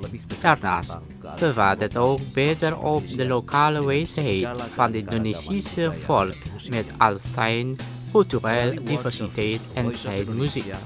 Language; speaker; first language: Dutch; non-native, learner; Indonesian